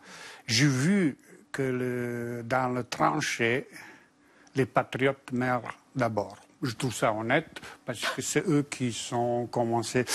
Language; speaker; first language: French; non-native, fluent; Bosnian